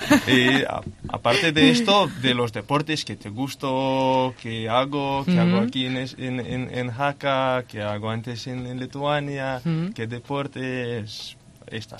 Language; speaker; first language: Spanish; non-native, learner; Lithuanian